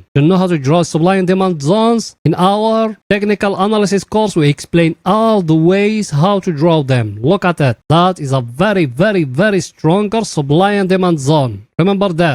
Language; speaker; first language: English; non-native, fluent; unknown